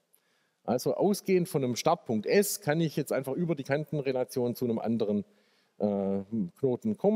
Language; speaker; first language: German; native; German